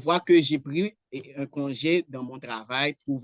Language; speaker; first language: French; non-native, local second language; Haitian Creole